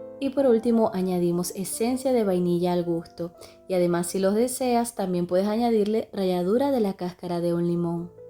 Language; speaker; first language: Spanish; native; Spanish